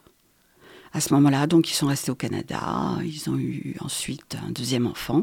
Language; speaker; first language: French; native; French